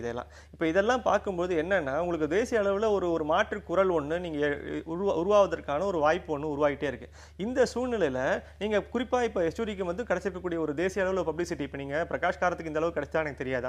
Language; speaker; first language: Tamil; native; Tamil